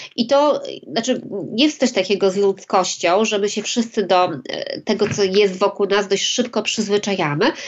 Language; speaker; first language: Polish; native; Polish